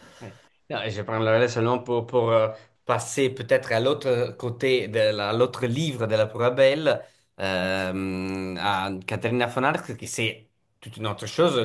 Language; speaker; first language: French; non-native, fluent; Italian